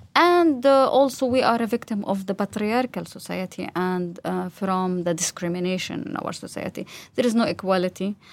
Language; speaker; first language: English; non-native, fluent; Arabic